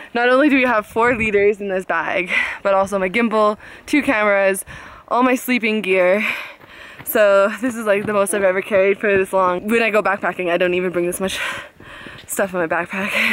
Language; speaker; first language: English; native; English